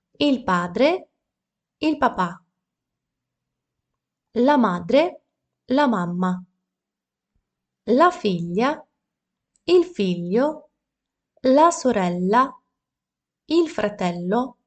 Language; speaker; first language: Italian; non-native, fluent; Ukrainian